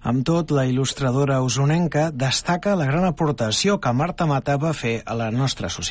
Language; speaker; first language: Catalan; native; Catalan